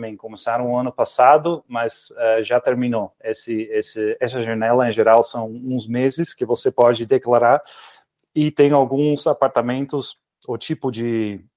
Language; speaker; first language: Portuguese; non-native, fluent; Dutch